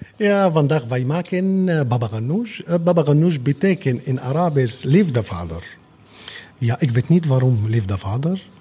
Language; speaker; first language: Dutch; non-native, learner; Arabic